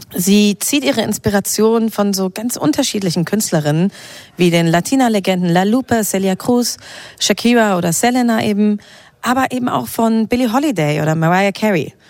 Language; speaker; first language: German; native; German